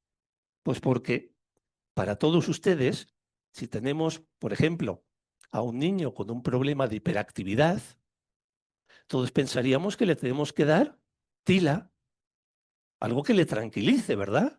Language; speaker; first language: Spanish; native; Spanish